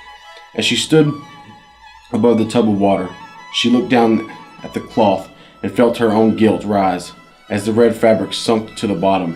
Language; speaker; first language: English; native; English